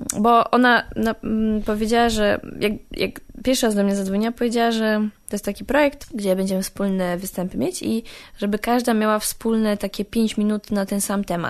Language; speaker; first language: Polish; native; Polish